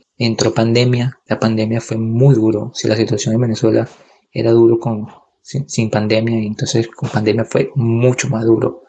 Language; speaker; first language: Spanish; native; Spanish